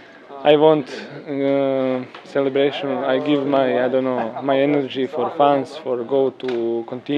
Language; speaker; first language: English; non-native, learner; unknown